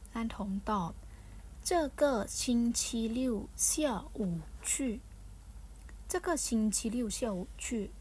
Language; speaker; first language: Chinese; non-native, fluent; Thai